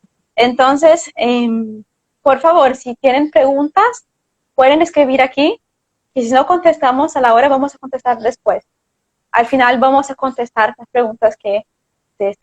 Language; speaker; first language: Spanish; non-native, fluent; Portuguese